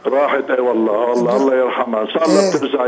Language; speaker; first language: Arabic; native; Arabic